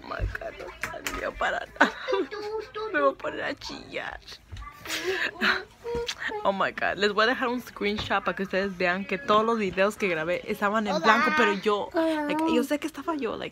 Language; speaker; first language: Spanish; early bilingual, heritage; Spanish